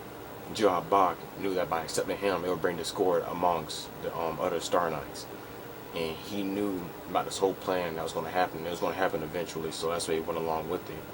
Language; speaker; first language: English; native; English